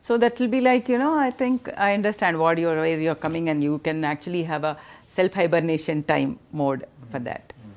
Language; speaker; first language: English; non-native, local second language; Telugu